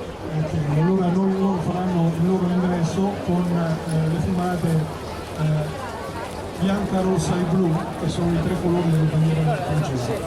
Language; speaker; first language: Italian; native; Italian